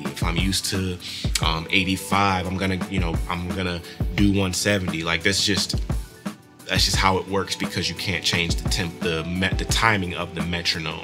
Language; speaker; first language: English; native; English